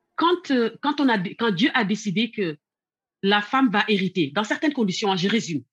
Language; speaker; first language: French; non-native, local second language; Wolof